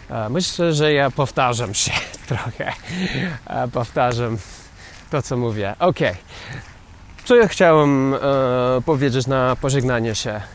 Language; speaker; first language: Polish; non-native, learner; English